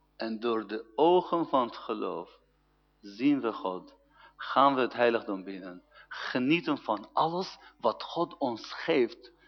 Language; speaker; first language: Dutch; non-native, fluent; Arabic